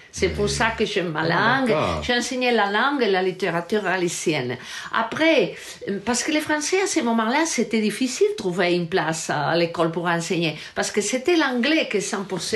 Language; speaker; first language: French; non-native, learner; Galician